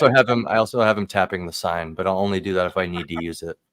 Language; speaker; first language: English; native; English